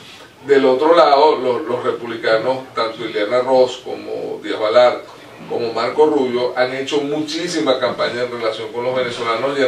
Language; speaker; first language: Spanish; native; Spanish